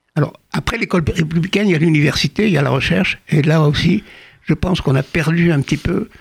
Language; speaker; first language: French; native; French